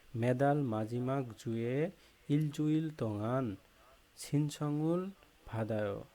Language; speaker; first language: Korean; non-native, fluent; Bangla